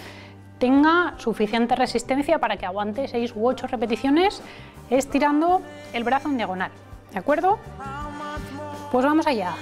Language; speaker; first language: Spanish; native; Spanish